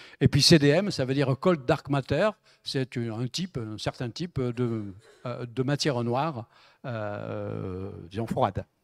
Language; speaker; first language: French; native; French